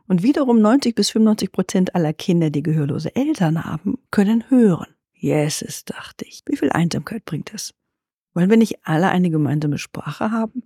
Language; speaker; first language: German; native; German